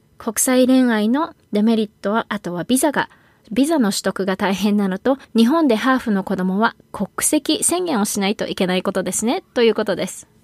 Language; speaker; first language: Japanese; native; Japanese